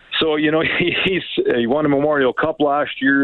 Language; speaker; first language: English; native; English